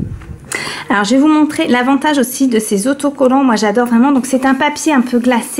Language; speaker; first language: French; native; French